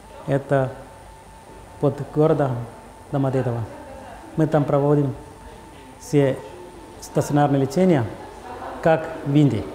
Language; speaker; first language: Russian; non-native, learner; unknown